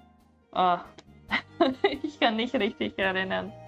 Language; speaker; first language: German; non-native, learner; English